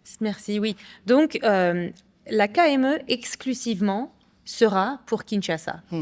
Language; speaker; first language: French; early bilingual, other home language; English